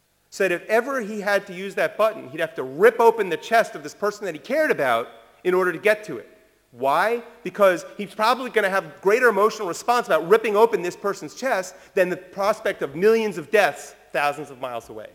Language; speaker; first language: English; early bilingual, other home language; French